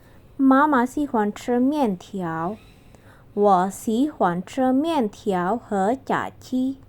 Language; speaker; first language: Chinese; non-native, fluent; Indonesian